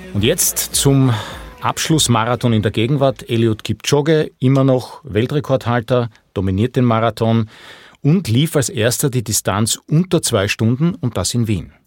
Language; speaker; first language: German; native; German